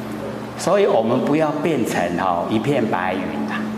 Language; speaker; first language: Chinese; native; Chinese